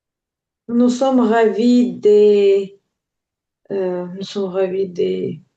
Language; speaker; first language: French; non-native, learner; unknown